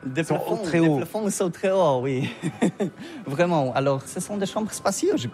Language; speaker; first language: French; non-native, learner; Polish